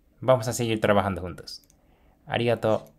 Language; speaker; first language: Spanish; non-native, fluent; Japanese